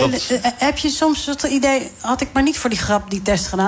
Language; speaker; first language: Dutch; native; Dutch